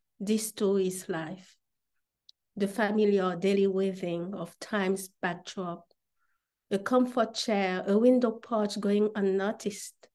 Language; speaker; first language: English; non-native, fluent; Haitian Creole